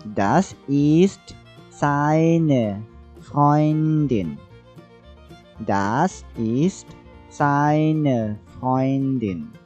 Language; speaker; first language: German; non-native, fluent; Thai